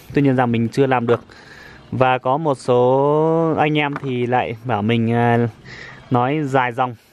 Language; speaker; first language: Vietnamese; non-native, local second language; Iu Mien